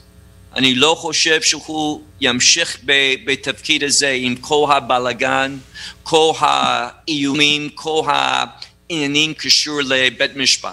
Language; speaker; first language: Hebrew; non-native, fluent; English